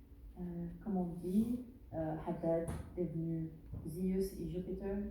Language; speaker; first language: French; non-native, learner; Arabic